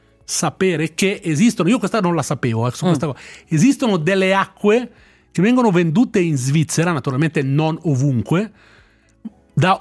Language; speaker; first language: Italian; native; Italian